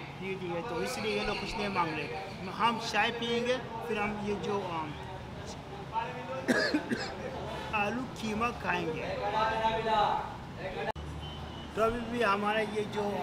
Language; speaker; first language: Hindi; non-native, learner; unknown